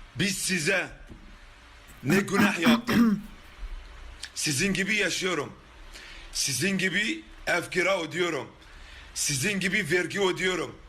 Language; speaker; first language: Turkish; non-native, learner; Arabic